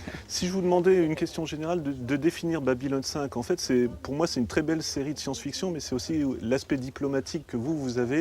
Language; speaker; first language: French; native; French